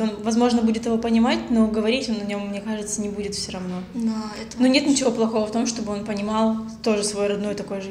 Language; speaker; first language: Russian; native; Russian